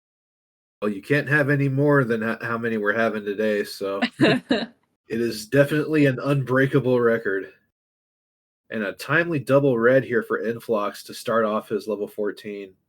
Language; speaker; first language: English; native; English